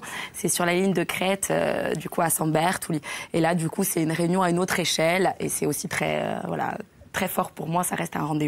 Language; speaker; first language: French; native; French